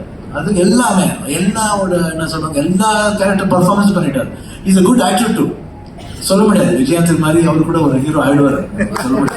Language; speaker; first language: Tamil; non-native, local second language; Kannada